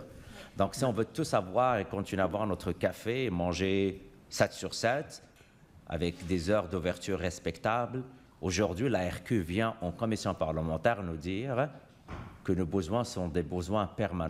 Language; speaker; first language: French; native; French